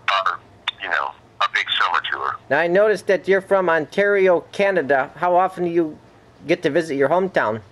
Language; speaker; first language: English; native; English